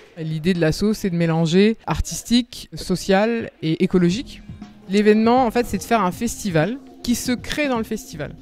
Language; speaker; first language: French; native; French